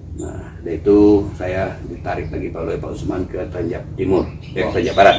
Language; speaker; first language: Indonesian; non-native, local second language; Minangkabau